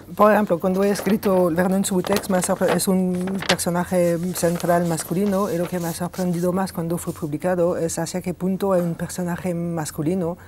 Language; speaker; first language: Spanish; non-native, fluent; French